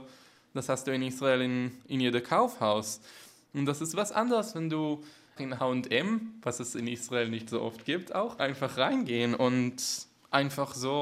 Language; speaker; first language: German; non-native, fluent; Hebrew